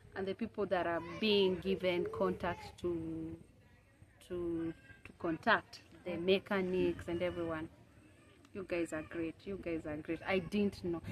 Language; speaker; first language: English; non-native, local second language; Kalenjin